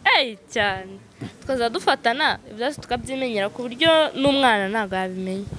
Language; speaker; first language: Kinyarwanda; native; Kinyarwanda